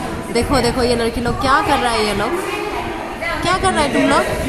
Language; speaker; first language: Hindi; non-native, local second language; Bodo